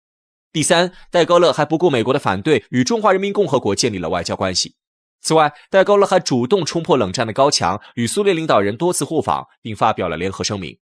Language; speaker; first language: Chinese; native; Chinese